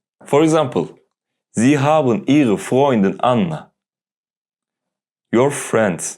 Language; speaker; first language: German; non-native, learner; Turkish